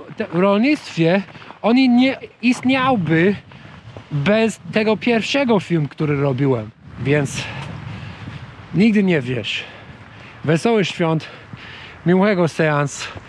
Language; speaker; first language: Polish; non-native, learner; English